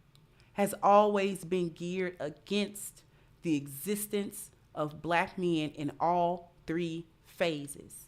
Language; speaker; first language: English; native; English